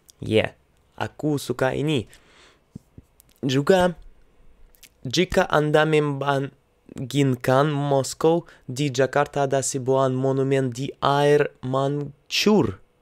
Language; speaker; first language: Indonesian; non-native, learner; Russian